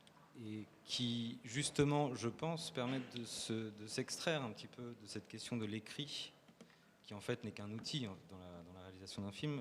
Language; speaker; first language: French; native; French